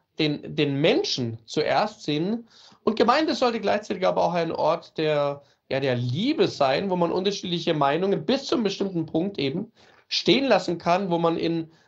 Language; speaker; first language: German; native; German